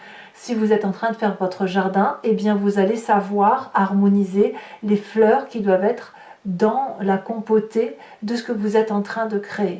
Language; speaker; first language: French; native; French